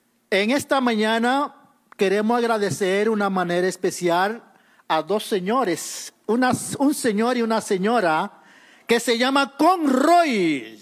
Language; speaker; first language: Spanish; early bilingual, other home language; Haitian Creole